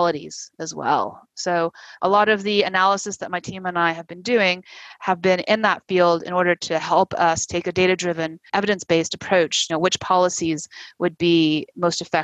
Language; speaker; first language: English; native; English